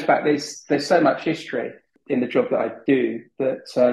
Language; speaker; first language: English; native; English